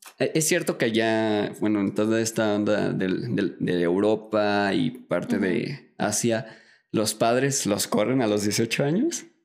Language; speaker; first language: Spanish; native; Spanish